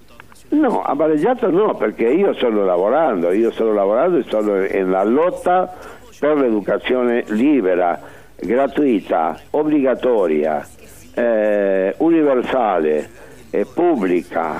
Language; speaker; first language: Italian; early bilingual, heritage; Spanish